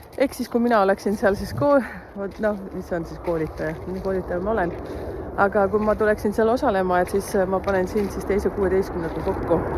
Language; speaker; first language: Estonian; native; Estonian